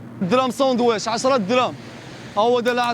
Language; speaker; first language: Arabic; native; Arabic